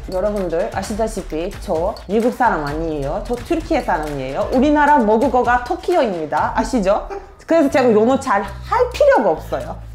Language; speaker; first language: Korean; non-native, fluent; Turkish